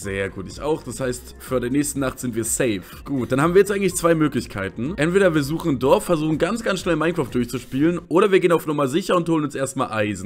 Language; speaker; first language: German; native; German